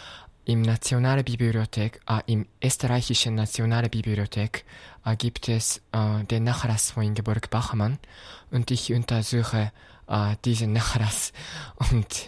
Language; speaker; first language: German; non-native, fluent; Japanese